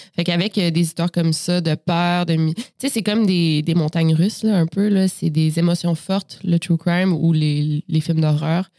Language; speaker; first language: French; native; French